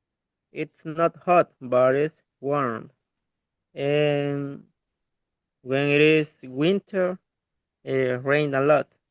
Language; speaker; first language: English; non-native, learner; Spanish